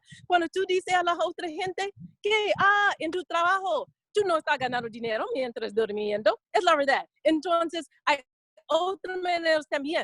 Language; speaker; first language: Spanish; non-native, fluent; English